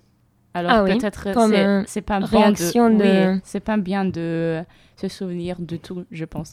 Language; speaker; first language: French; non-native, learner; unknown